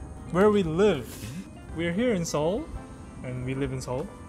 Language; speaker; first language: English; early bilingual, other home language; Korean